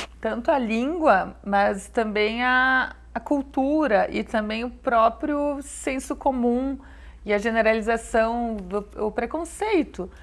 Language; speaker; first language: Portuguese; native; Portuguese